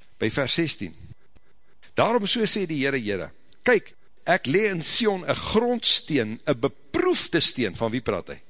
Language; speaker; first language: Afrikaans; native; Afrikaans